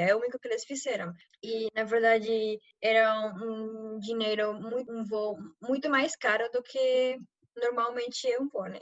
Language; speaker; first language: Portuguese; non-native, fluent; Spanish